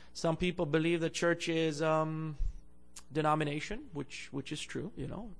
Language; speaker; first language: English; non-native, fluent; Bulgarian